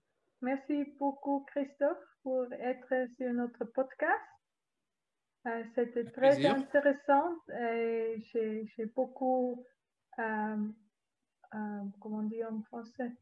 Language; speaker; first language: French; non-native, learner; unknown